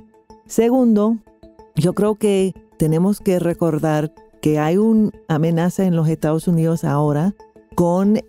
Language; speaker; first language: Spanish; non-native, fluent; English